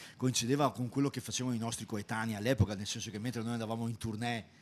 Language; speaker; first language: Italian; native; Italian